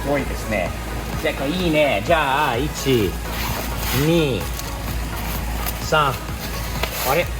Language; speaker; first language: Japanese; non-native, fluent; English